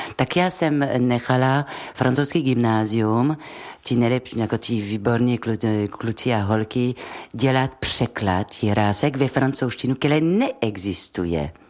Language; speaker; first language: Czech; non-native, fluent; French